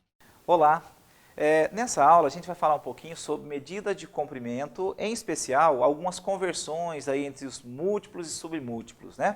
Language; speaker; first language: Portuguese; native; Portuguese